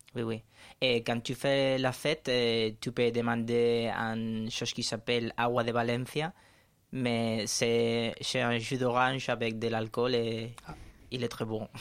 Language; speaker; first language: French; non-native, fluent; Spanish